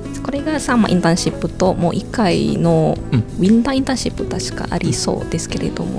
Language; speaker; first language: Japanese; non-native, fluent; Indonesian